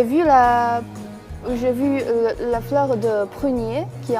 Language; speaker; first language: French; non-native, fluent; Chinese